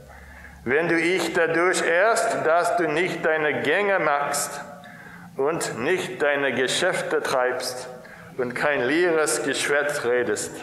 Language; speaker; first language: German; non-native, fluent; English